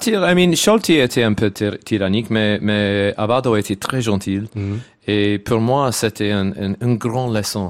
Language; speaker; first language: French; non-native, learner; English